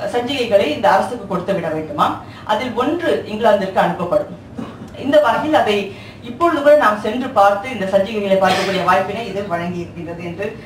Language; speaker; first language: Tamil; early bilingual, heritage; Tamil